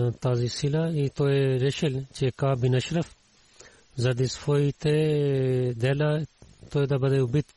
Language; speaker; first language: Bulgarian; non-native, learner; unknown